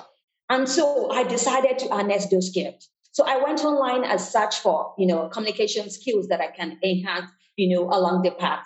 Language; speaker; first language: English; non-native, local second language; Yoruba